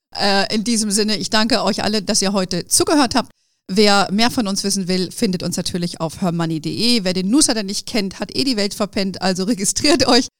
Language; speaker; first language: German; native; German